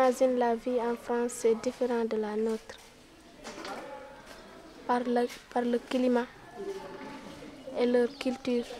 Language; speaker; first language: French; non-native, local second language; Fula